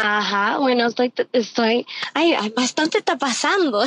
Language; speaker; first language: Spanish; early bilingual, heritage; Spanish